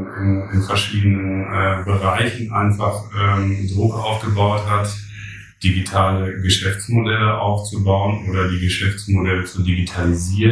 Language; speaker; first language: German; native; German